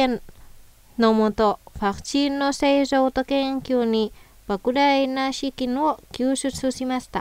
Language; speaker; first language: Japanese; non-native, fluent; Indonesian